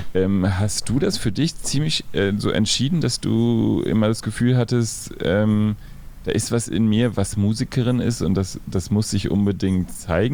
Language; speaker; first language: German; native; German